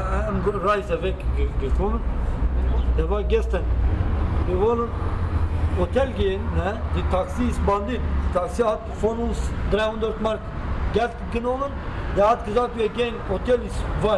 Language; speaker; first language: German; non-native, learner; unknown